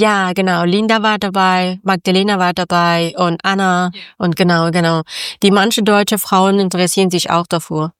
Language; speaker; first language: German; non-native, learner; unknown